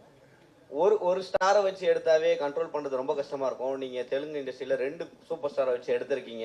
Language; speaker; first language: Tamil; non-native, fluent; Telugu